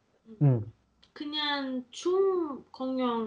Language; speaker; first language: Korean; non-native, learner; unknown